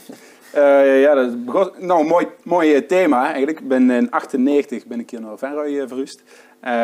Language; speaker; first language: Dutch; native; Dutch